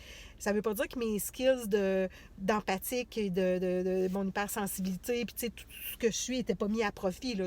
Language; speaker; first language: French; native; French